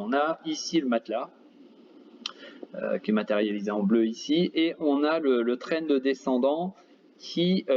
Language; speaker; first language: French; native; French